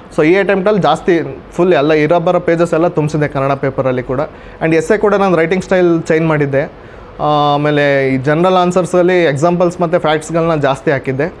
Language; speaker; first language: Kannada; native; Kannada